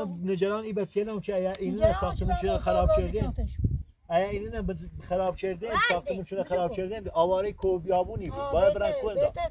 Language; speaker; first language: Persian; non-native, local second language; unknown